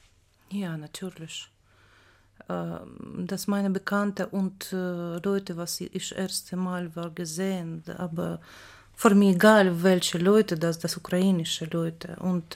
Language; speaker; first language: German; non-native, learner; Ukrainian